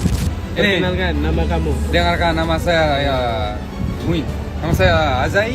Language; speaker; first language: Indonesian; non-native, learner; Tetum